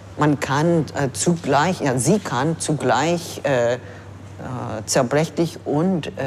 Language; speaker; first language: German; non-native, fluent; English